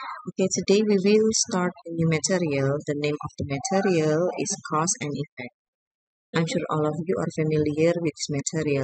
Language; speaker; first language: English; non-native, fluent; Indonesian